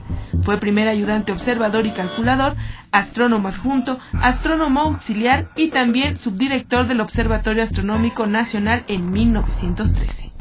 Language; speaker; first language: Spanish; native; Spanish